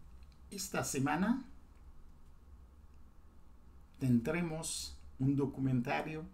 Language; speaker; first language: Spanish; non-native, fluent; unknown